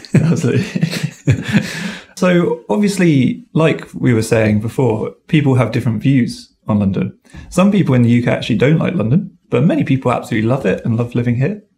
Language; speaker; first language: English; native; English